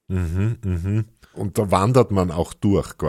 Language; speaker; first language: German; native; German